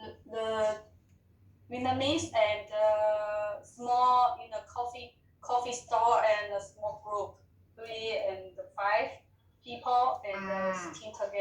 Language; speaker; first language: English; non-native, learner; Chinese